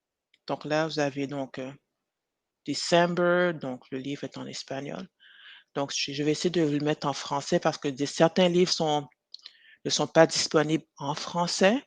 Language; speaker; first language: French; native; French